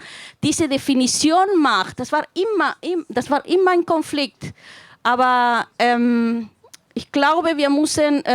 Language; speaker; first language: German; non-native, fluent; Spanish